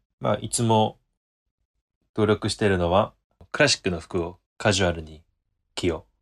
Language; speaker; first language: Japanese; non-native, fluent; Korean